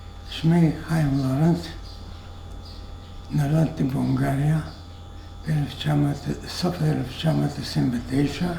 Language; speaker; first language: Hebrew; non-native, fluent; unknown